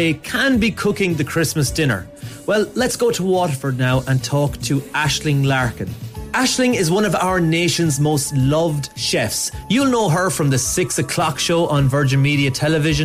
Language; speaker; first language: English; native; English